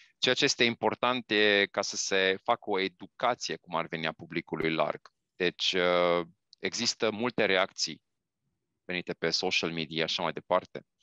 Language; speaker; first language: Romanian; native; Romanian